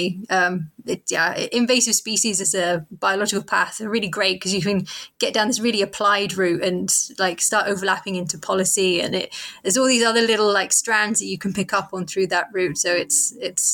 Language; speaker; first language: English; native; English